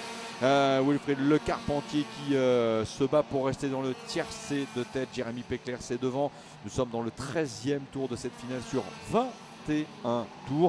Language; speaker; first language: French; native; French